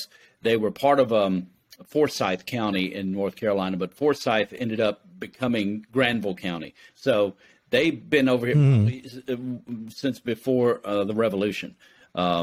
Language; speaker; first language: English; native; English